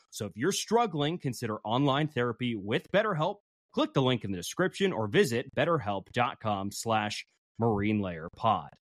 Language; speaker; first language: English; native; English